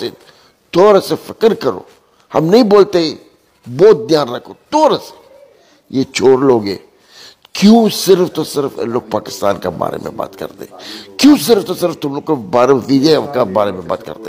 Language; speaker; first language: Hindi; non-native, learner; Arabic